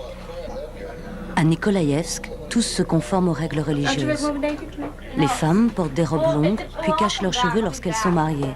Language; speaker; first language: French; native; French